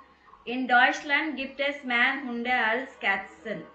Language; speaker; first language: German; non-native, fluent; Tamil